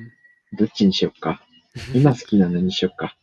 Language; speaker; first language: Japanese; native; Japanese